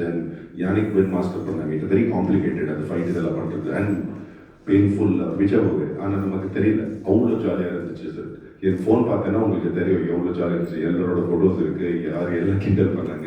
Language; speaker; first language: Tamil; non-native, fluent; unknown